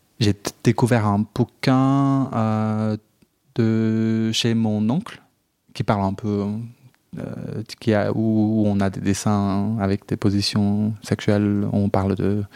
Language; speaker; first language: French; non-native, fluent; Chinese